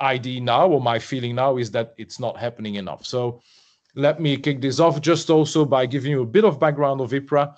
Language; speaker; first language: English; non-native, fluent; French